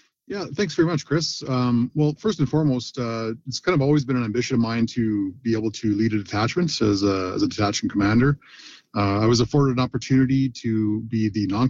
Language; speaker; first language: English; native; English